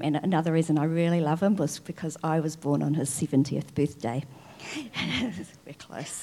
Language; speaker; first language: English; native; English